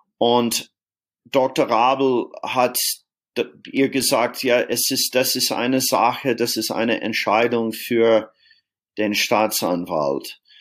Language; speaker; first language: German; non-native, fluent; English